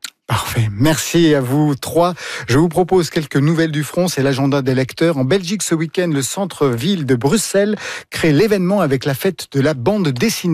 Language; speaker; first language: French; native; French